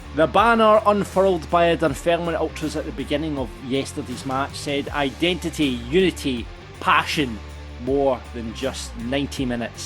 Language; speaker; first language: English; native; English